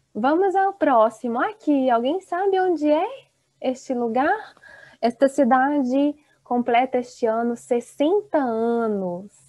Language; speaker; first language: Portuguese; native; Portuguese